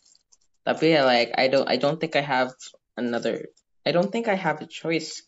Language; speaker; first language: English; non-native, fluent; Indonesian